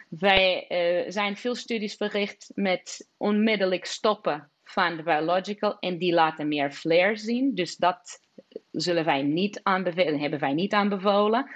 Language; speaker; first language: Dutch; non-native, fluent; Portuguese